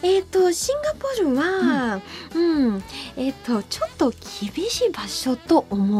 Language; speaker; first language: Japanese; non-native, learner; English